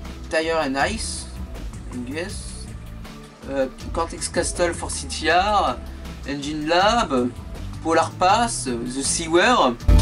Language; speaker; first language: English; non-native, learner; French